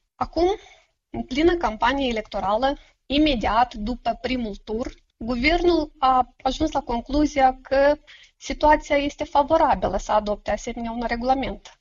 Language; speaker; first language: Romanian; native; Romanian